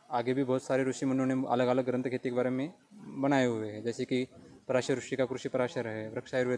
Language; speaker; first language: Hindi; non-native, local second language; Marathi